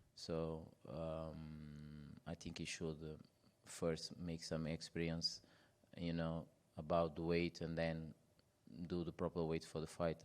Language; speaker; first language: English; non-native, fluent; Portuguese